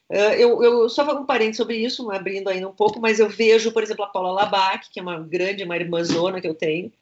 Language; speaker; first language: Portuguese; native; Portuguese